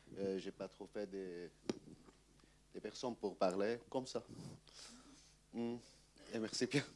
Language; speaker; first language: French; non-native, learner; Arabic